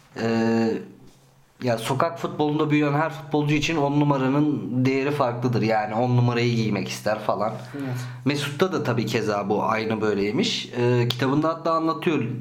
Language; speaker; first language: Turkish; early bilingual, heritage; Turkish